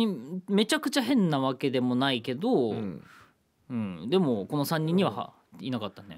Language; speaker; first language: Japanese; native; Japanese